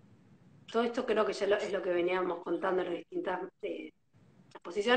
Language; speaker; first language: Spanish; native; Spanish